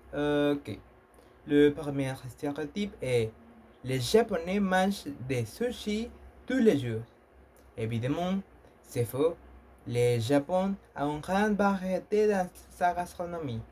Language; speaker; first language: French; non-native, learner; Spanish